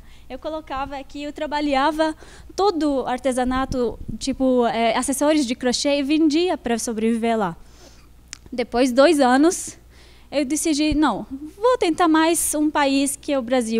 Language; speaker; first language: Portuguese; non-native, fluent; Arabic